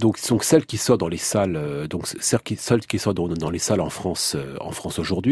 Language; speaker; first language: French; native; French